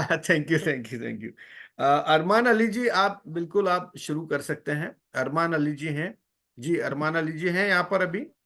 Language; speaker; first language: Hindi; native; Hindi